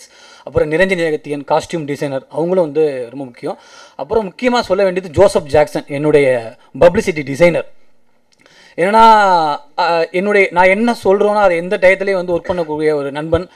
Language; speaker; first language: Tamil; native; Tamil